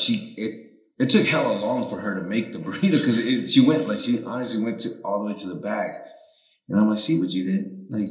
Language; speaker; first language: English; early bilingual, other home language; Spanish